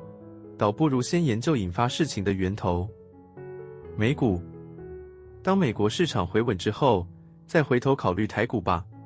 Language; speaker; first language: Chinese; native; Chinese